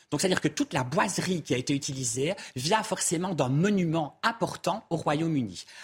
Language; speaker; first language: French; native; French